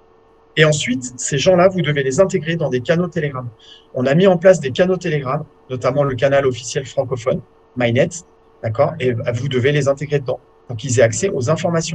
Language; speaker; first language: French; native; French